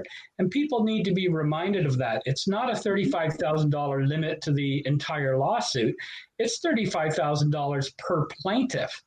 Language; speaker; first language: English; native; English